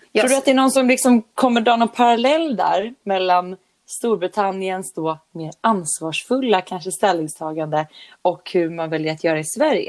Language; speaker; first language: Swedish; native; Swedish